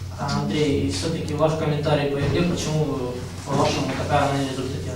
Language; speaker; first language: Russian; native; Russian